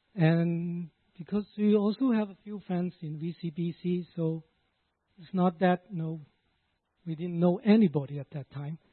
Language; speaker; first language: English; non-native, local second language; Cantonese